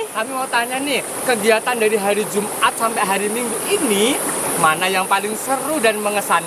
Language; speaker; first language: Indonesian; native; Indonesian